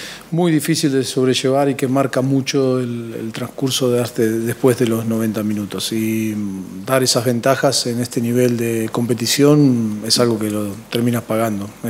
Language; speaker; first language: Spanish; native; Spanish